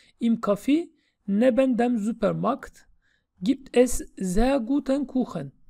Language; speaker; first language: German; non-native, fluent; Turkish